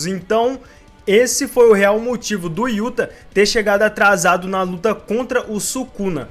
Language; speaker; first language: Portuguese; native; Portuguese